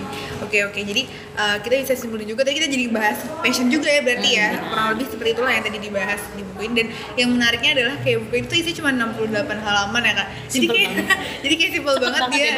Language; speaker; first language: Indonesian; native; Indonesian